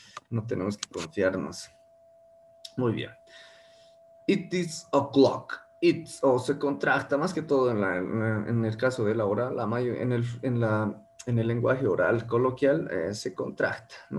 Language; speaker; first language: Spanish; native; Spanish